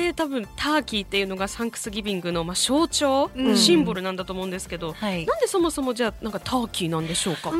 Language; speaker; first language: Japanese; native; Japanese